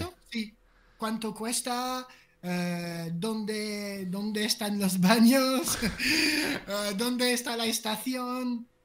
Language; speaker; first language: Spanish; non-native, learner; French